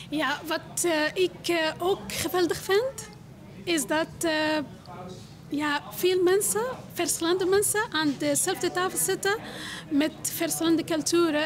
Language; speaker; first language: Dutch; non-native, learner; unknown